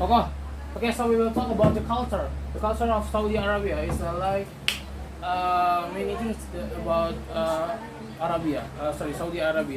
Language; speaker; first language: English; non-native, learner; Indonesian